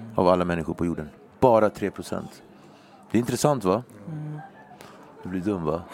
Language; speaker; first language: Swedish; native; Swedish